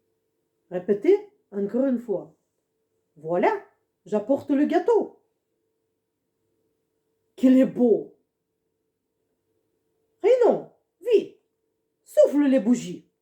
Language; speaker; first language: French; non-native, fluent; Russian